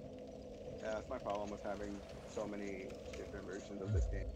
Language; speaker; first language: English; native; English